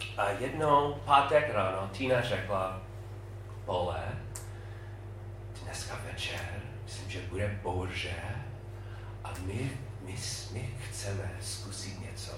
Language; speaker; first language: Czech; non-native, fluent; English